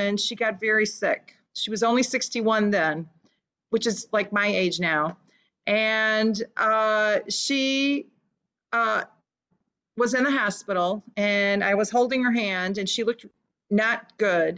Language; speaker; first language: English; early bilingual, other home language; Lithuanian